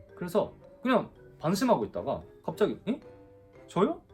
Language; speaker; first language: Korean; non-native, fluent; Japanese